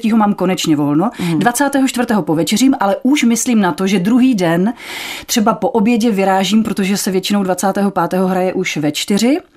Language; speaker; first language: Czech; native; Czech